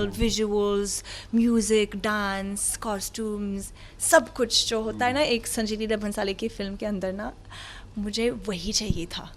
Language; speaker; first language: Hindi; non-native, learner; Arabic